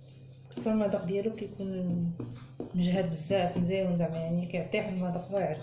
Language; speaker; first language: Arabic; native; Arabic